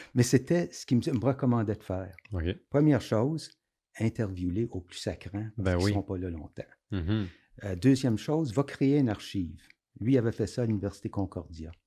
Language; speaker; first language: French; native; French